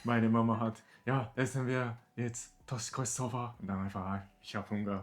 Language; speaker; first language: German; non-native, learner; Japanese